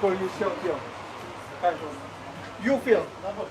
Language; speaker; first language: English; non-native, learner; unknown